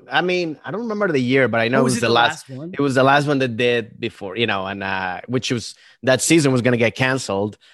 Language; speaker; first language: English; early bilingual, other home language; Spanish